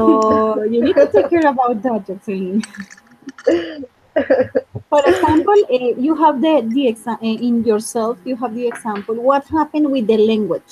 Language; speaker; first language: English; non-native, fluent; Spanish